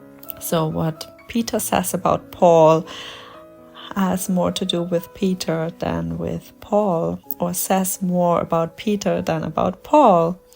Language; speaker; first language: English; non-native, fluent; German